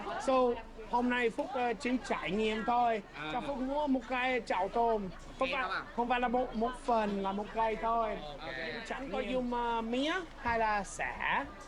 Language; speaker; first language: Vietnamese; non-native, fluent; English